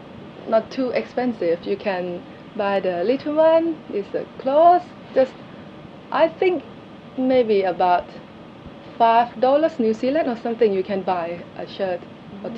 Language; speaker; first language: English; non-native, learner; Thai